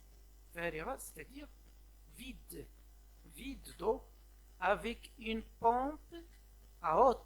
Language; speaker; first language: French; non-native, local second language; Arabic